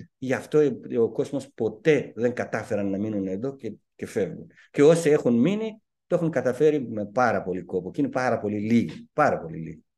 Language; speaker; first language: Greek; non-native, fluent; Persian